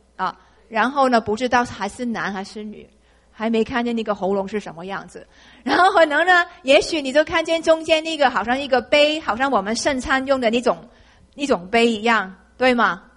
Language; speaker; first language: Chinese; non-native, local second language; Cantonese